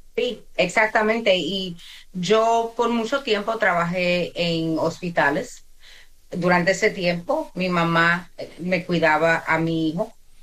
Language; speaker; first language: Spanish; early bilingual, heritage; Spanish